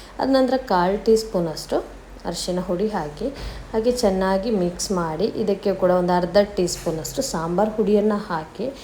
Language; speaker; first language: Kannada; non-native, local second language; Badaga